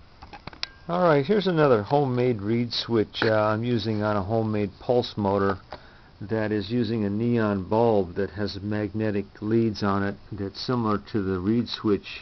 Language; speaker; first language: English; native; English